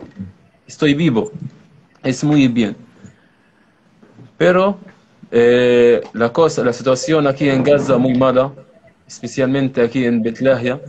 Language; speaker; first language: Spanish; non-native, learner; Arabic